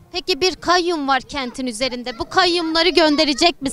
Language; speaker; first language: Turkish; native; Turkish